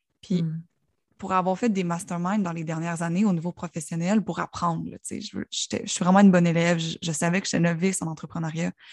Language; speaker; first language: French; native; French